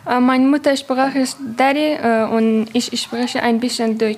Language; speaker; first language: German; non-native, learner; Persian